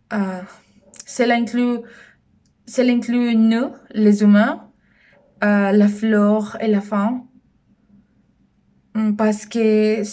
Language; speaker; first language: French; non-native, learner; Spanish